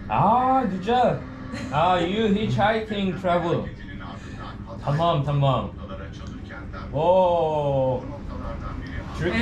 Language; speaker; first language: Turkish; non-native, learner; Korean